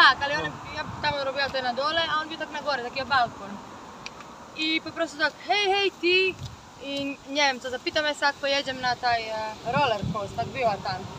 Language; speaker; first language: Polish; non-native, learner; Croatian